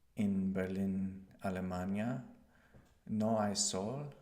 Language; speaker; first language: Spanish; non-native, learner; English